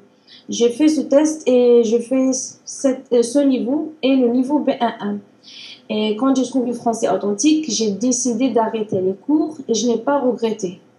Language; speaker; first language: French; non-native, learner; Arabic